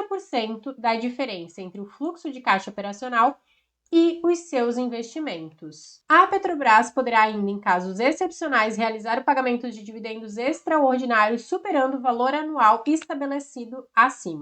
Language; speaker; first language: Portuguese; native; Portuguese